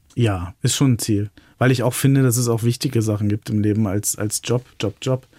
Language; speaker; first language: German; native; German